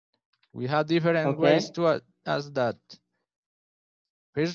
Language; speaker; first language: English; non-native, learner; Spanish